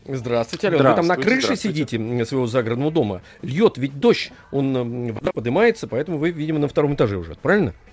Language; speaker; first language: Russian; native; Russian